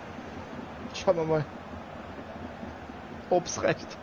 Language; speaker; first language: German; native; German